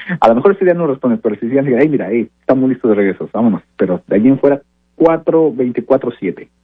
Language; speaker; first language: Spanish; early bilingual, heritage; Spanish